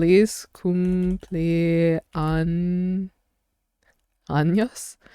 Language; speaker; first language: Spanish; non-native, learner; English